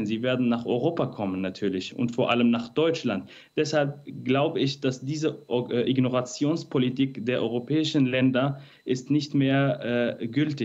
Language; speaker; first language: German; non-native, fluent; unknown